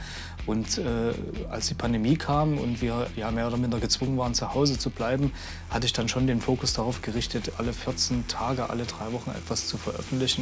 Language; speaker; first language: German; native; German